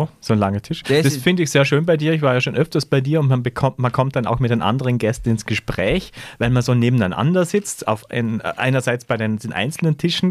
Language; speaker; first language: German; native; German